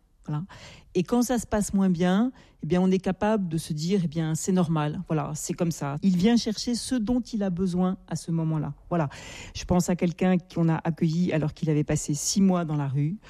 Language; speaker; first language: French; native; French